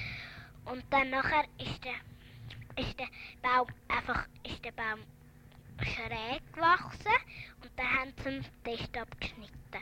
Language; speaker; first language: German; early bilingual, other home language; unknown